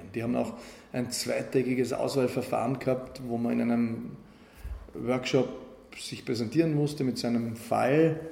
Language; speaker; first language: German; native; German